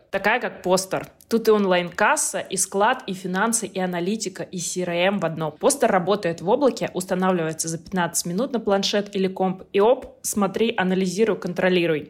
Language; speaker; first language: Russian; native; Russian